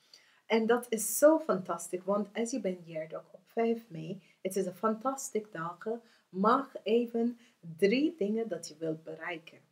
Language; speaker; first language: Dutch; early bilingual, heritage; English